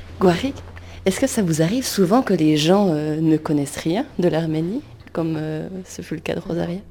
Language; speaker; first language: French; native; French